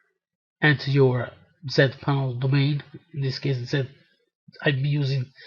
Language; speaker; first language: English; non-native, fluent; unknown